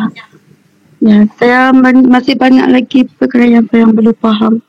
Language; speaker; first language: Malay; non-native, local second language; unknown